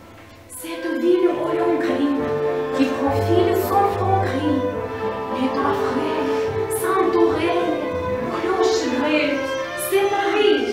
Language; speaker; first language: French; non-native, fluent; Russian